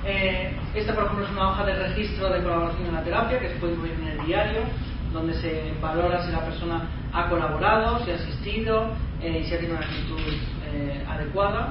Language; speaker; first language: Spanish; native; Spanish